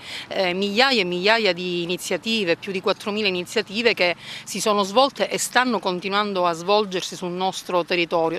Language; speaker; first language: Italian; native; Italian